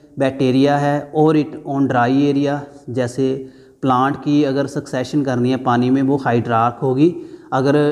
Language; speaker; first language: Hindi; non-native, local second language; Punjabi